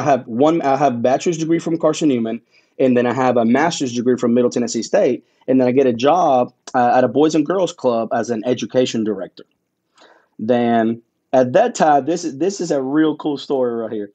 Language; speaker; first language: English; early bilingual, other home language; Spanish